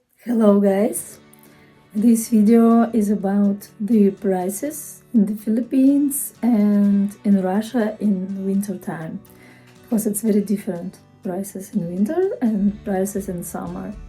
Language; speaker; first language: English; non-native, fluent; Russian